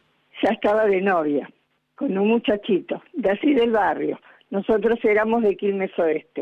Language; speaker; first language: Spanish; native; Spanish